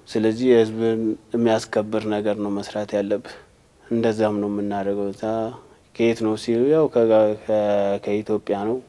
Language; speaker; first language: Amharic; non-native, local second language; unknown